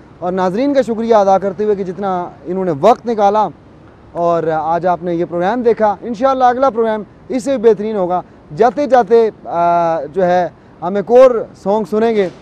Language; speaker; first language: Urdu; non-native, local second language; Pahari-Potwari